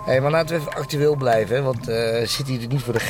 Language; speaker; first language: Dutch; native; Dutch